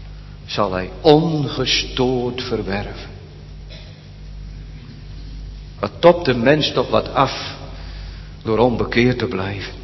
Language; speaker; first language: Dutch; native; Dutch